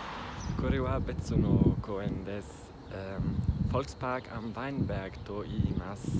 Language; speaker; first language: Japanese; non-native, learner; Italian